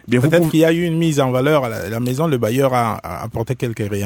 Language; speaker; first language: French; non-native, local second language; Lingala